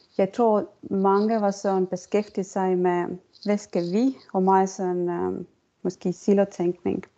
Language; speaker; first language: Danish; non-native, fluent; Estonian